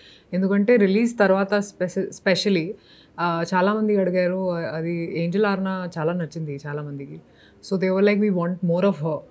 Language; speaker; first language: Telugu; non-native, local second language; Hindi